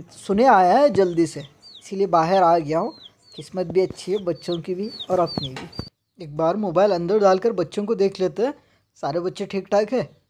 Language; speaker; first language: Hindi; non-native, local second language; Urdu